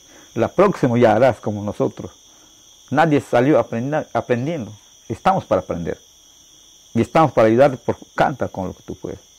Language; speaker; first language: Spanish; non-native, local second language; Shipibo-Conibo